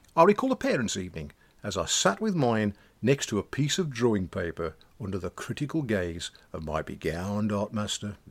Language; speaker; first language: English; native; English